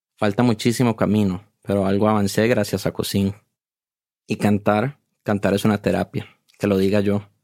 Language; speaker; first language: Spanish; native; Spanish